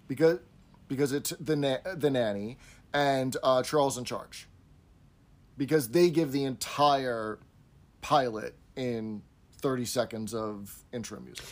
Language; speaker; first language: English; native; English